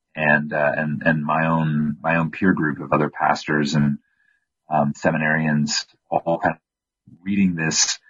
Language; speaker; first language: English; native; English